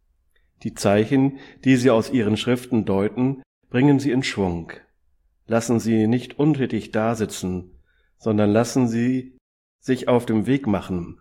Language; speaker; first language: German; native; German